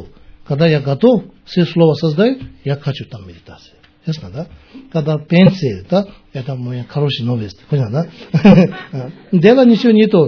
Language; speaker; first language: Russian; non-native, learner; Tibetan